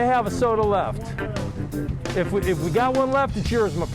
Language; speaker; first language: English; native; English